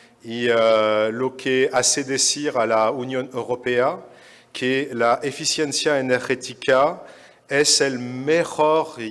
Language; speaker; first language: Spanish; non-native, fluent; French